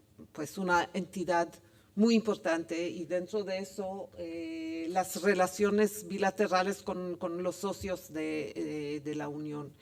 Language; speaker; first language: Spanish; non-native, fluent; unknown